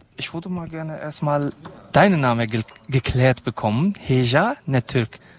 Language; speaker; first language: German; non-native, fluent; Kurdish